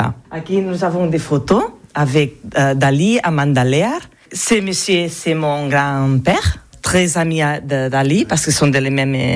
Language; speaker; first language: French; non-native, learner; Catalan